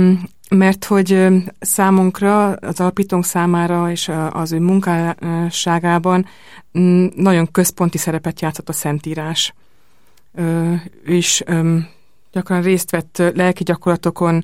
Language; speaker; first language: Hungarian; native; Hungarian